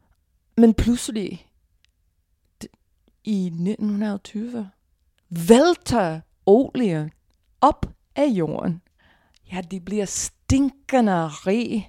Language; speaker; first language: Danish; non-native, fluent; English